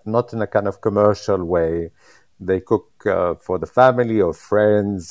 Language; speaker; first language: English; non-native, fluent; Arabic